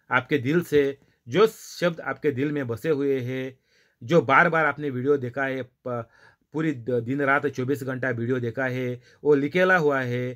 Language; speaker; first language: Hindi; non-native, local second language; Marathi